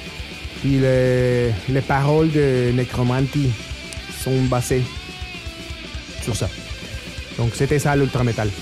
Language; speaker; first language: French; non-native, fluent; Spanish